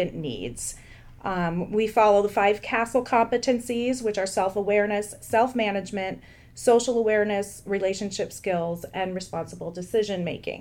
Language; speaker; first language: English; native; English